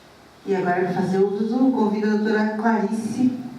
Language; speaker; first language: Portuguese; native; Portuguese